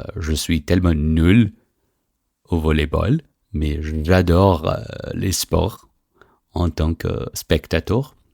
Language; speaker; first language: French; non-native, fluent; Portuguese